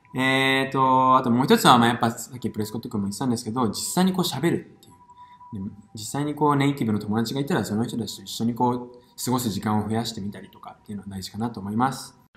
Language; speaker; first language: Japanese; native; Japanese